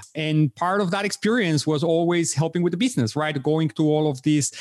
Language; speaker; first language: English; non-native, fluent; Spanish